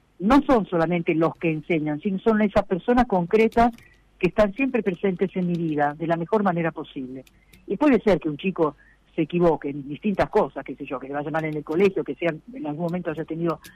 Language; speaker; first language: Spanish; non-native, fluent; Italian